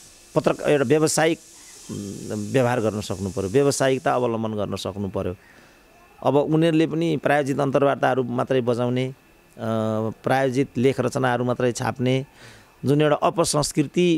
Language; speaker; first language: Nepali; native; Nepali